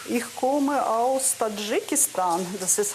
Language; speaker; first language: German; non-native, learner; Russian